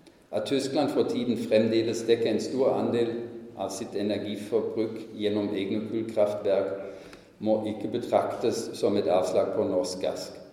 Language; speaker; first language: Norwegian; non-native, fluent; German